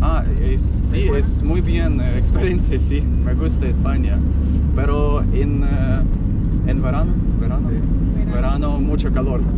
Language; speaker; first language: Spanish; non-native, learner; Russian